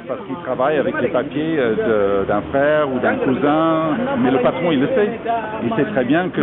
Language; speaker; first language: French; non-native, fluent; English